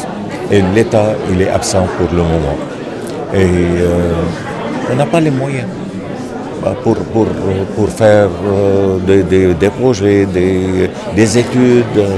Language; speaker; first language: French; non-native, local second language; Arabic